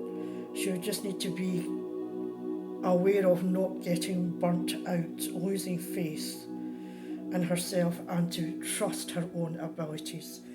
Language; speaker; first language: English; native; English